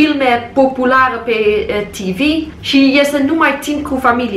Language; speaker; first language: Romanian; non-native, learner; English